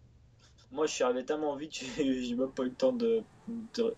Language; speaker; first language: French; native; French